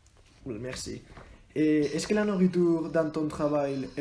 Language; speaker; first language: French; non-native, learner; Spanish